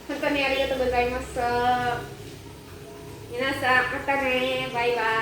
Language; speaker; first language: Japanese; non-native, fluent; Indonesian